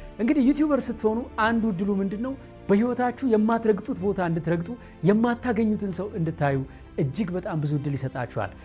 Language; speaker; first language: Amharic; native; Amharic